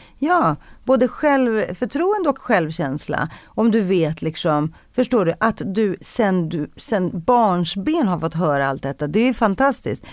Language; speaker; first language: Swedish; early bilingual, other home language; Greek